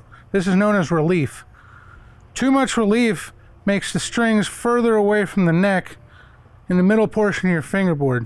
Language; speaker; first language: English; native; English